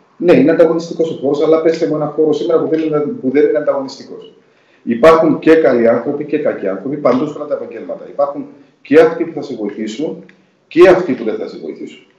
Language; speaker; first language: Greek; native; Greek